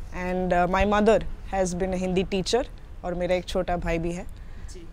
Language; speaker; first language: Hindi; native; Hindi